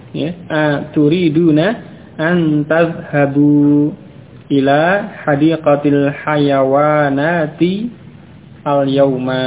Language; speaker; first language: Arabic; non-native, fluent; Indonesian